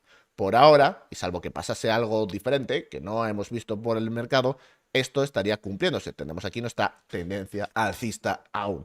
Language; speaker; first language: Spanish; native; Spanish